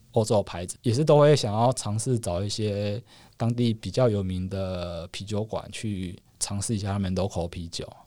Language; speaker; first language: Chinese; native; Chinese